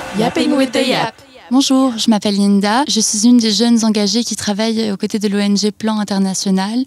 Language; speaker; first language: French; native; French